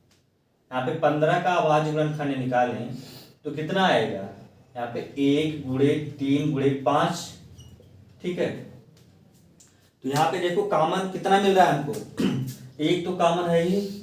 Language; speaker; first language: Hindi; native; Hindi